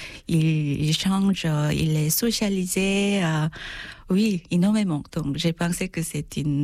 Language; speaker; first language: French; non-native, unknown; Korean